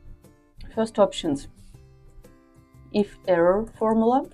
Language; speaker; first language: English; non-native, fluent; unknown